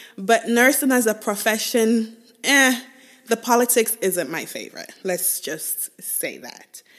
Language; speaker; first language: English; non-native, local second language; Igbo